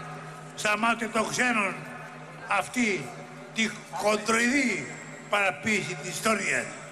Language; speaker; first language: Greek; native; Greek